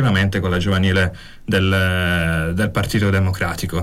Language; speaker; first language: Italian; native; Italian